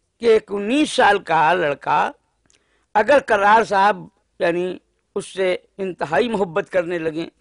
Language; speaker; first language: Urdu; native; Urdu